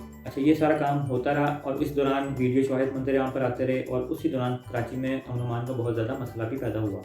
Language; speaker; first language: Urdu; native; Urdu